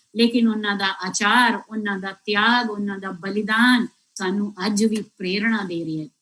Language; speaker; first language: Hindi; non-native, local second language; Punjabi